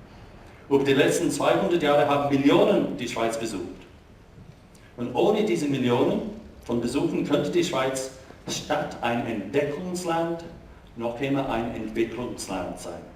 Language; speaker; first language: German; non-native, fluent; English